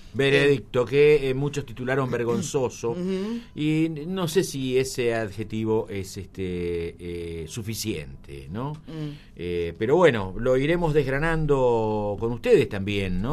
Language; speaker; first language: Spanish; native; Spanish